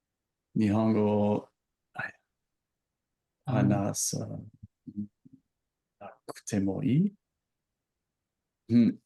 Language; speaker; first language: Japanese; non-native, learner; English